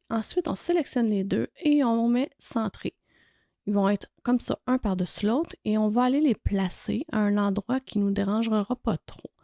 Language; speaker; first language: French; native; French